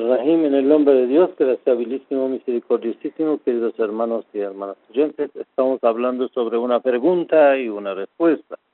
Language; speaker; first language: Spanish; non-native, fluent; Persian